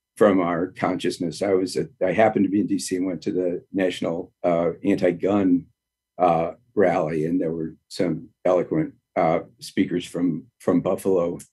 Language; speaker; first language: English; native; English